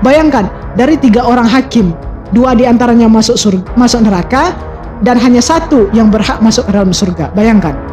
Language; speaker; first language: Indonesian; native; Indonesian